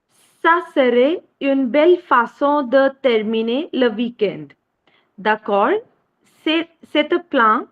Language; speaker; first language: French; non-native, learner; Hindi